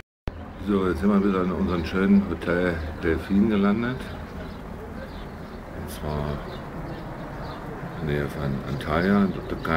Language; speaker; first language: German; native; German